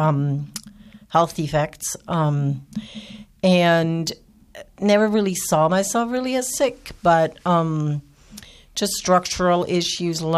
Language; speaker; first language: English; non-native, fluent; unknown